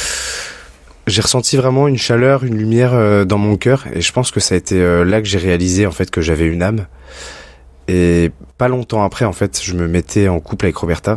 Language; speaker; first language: French; native; French